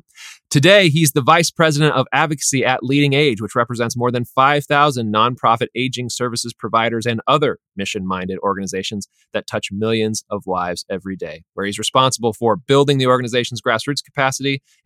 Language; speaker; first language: English; native; English